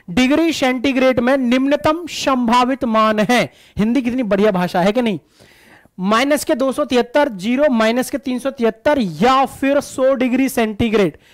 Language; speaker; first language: Hindi; native; Hindi